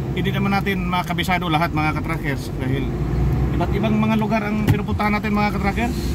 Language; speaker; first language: Filipino; non-native, local second language; Cebuano